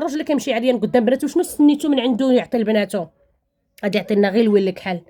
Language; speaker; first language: Arabic; native; Arabic